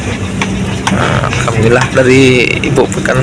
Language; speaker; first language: Indonesian; native; Indonesian